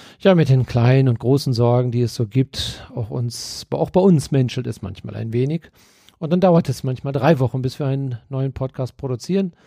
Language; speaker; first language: German; native; German